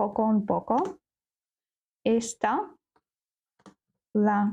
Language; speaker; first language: Spanish; non-native, learner; Ukrainian